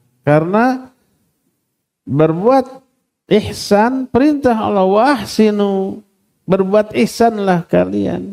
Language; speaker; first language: Indonesian; non-native, local second language; Sundanese